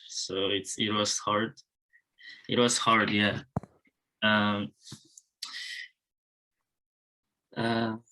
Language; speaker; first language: English; non-native, learner; Japanese